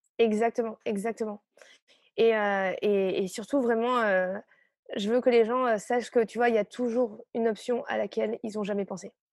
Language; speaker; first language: French; native; French